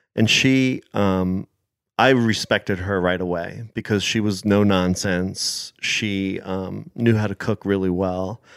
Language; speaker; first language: English; early bilingual, other home language; Hebrew